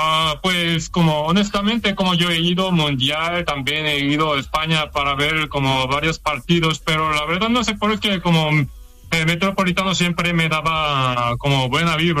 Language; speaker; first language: Spanish; non-native, fluent; Korean